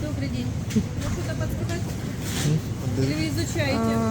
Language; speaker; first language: Russian; native; Russian